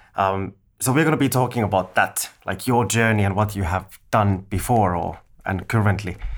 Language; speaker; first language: English; non-native, fluent; Finnish